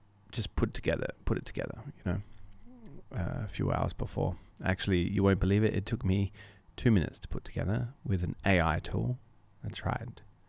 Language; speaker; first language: English; native; English